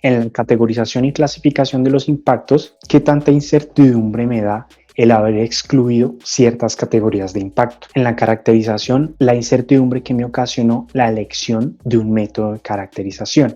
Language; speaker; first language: Spanish; native; Spanish